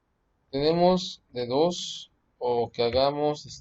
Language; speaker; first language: Spanish; native; Spanish